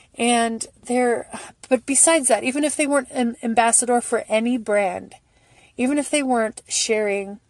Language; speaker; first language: English; native; English